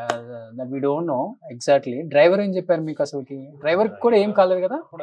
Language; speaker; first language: Telugu; native; Telugu